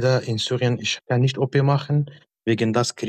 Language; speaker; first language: German; non-native, learner; Kurdish